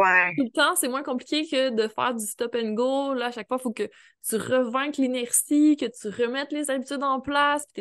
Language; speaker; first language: French; native; French